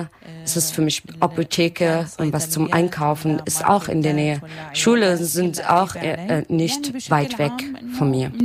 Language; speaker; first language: German; non-native, learner; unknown